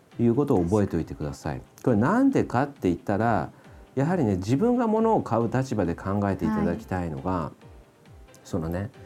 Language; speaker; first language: Japanese; native; Japanese